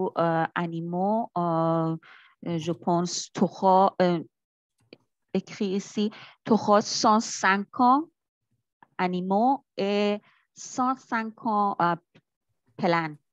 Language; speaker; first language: French; non-native, learner; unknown